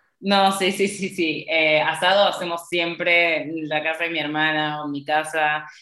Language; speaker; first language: Spanish; native; Spanish